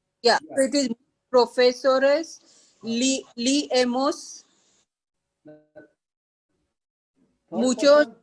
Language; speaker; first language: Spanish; non-native, learner; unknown